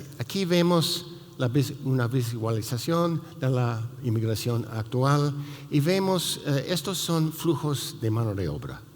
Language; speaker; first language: Spanish; non-native, fluent; English